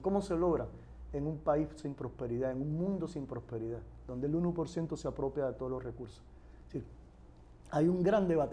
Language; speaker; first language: Spanish; native; Spanish